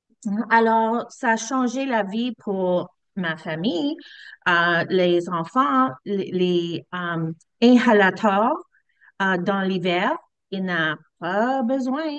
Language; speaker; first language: French; non-native, learner; English